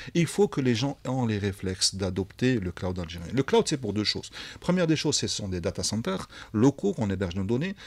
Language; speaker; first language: French; non-native, local second language; Arabic